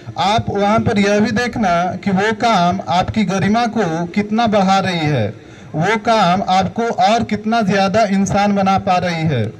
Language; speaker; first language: Hindi; native; Hindi